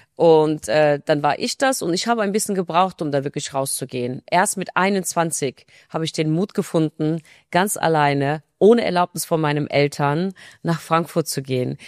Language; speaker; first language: German; non-native, fluent; Turkish